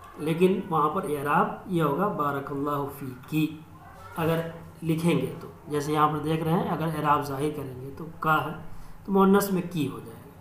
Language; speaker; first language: Urdu; native; Urdu